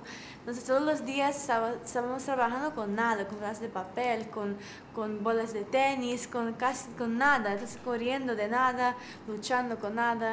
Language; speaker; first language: Spanish; non-native, fluent; English